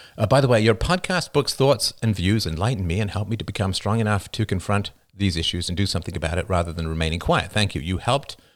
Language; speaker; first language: English; native; English